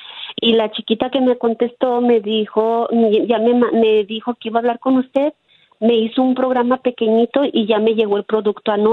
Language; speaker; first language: Spanish; native; Spanish